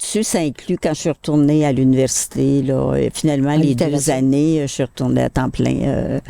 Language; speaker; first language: French; native; French